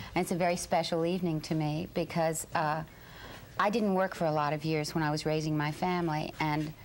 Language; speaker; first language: English; native; English